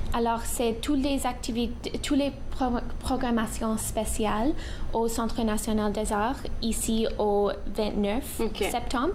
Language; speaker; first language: French; non-native, local second language; English